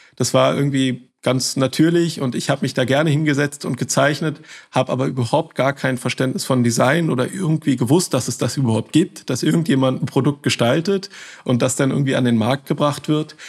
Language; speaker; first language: German; native; German